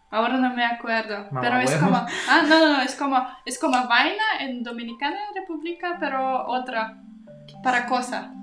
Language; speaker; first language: Spanish; non-native, learner; Kazakh